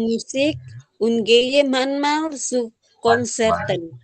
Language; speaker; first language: German; non-native, learner; Indonesian